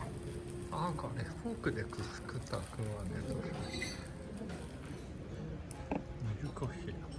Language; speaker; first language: Japanese; native; Japanese